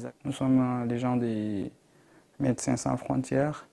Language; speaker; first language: French; non-native, local second language; Arabic